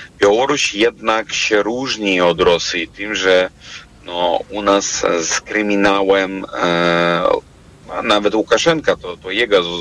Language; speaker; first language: Polish; non-native, fluent; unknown